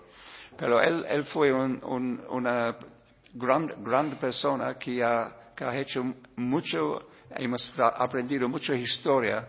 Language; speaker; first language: Spanish; non-native, learner; English